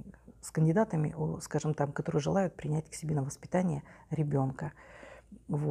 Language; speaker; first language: Russian; native; Russian